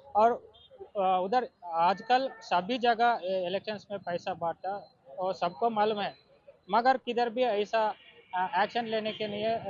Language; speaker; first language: Hindi; non-native, local second language; Telugu